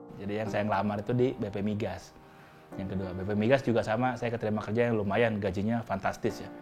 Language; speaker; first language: Indonesian; native; Indonesian